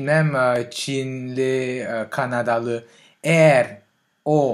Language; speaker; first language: Turkish; non-native, fluent; French